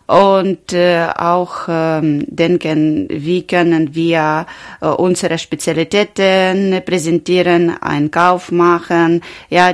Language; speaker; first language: German; non-native, learner; Ukrainian